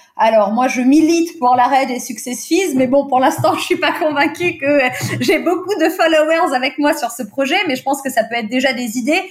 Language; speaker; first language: French; early bilingual, other home language; Portuguese